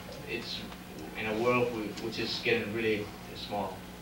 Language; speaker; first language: English; non-native, fluent; Spanish